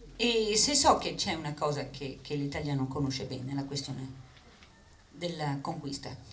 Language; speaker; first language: Italian; non-native, fluent; English